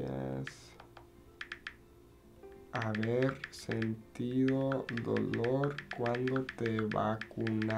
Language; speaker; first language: Spanish; non-native, fluent; English